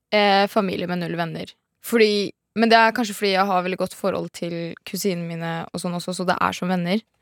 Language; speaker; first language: Norwegian; native; Norwegian